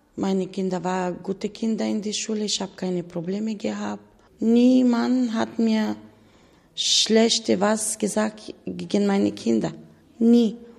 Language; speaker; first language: German; non-native, learner; Bulgarian